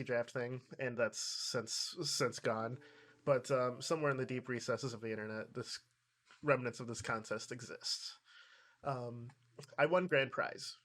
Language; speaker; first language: English; native; English